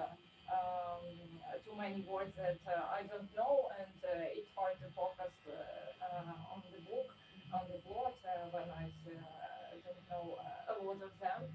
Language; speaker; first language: English; non-native, fluent; Ukrainian